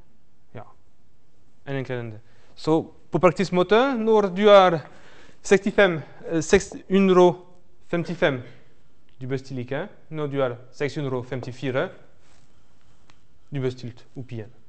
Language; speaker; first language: Norwegian; non-native, fluent; French